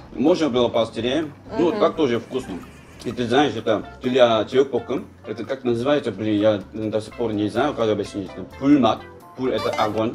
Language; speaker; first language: Russian; non-native, fluent; Korean